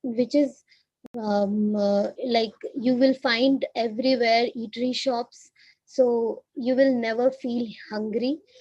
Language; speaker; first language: English; non-native, learner; Hindi